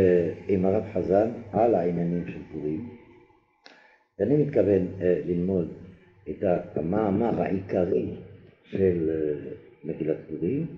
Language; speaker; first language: Hebrew; non-native, fluent; French